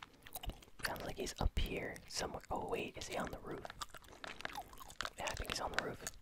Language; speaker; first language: English; native; English